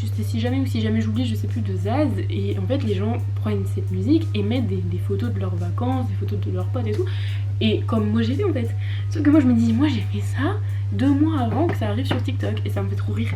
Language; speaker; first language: French; native; French